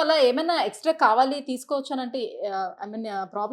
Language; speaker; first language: Telugu; native; Telugu